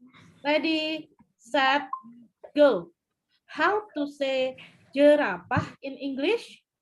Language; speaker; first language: English; non-native, local second language; Indonesian